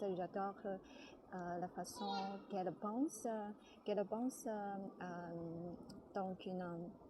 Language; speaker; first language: French; non-native, learner; Chinese